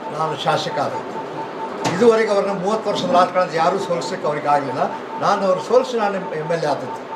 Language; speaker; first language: Kannada; non-native, local second language; Lambadi